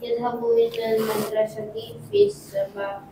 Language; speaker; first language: Arabic; non-native, learner; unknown